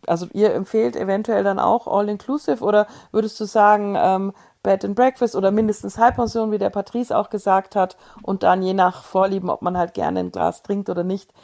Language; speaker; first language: German; native; German